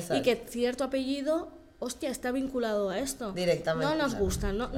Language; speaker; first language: Spanish; native; Spanish